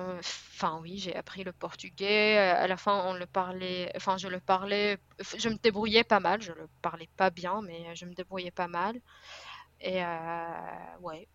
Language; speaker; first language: French; non-native, fluent; Arabic